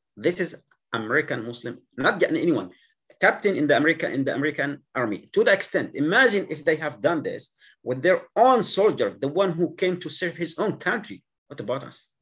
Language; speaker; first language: English; non-native, fluent; Arabic